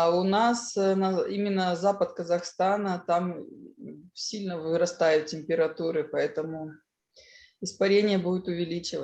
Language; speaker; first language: Russian; native; Russian